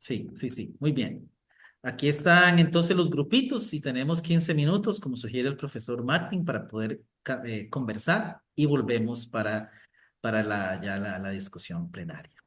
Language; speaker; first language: Spanish; native; Spanish